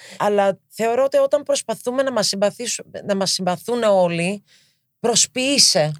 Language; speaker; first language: Greek; early bilingual, heritage; Greek